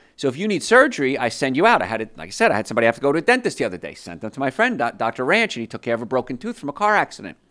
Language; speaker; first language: English; early bilingual, other home language; Italian